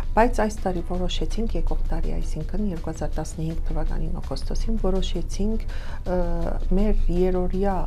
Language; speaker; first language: Armenian; early bilingual, heritage; Armenian